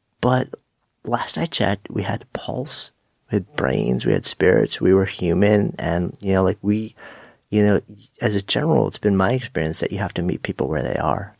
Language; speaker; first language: English; native; English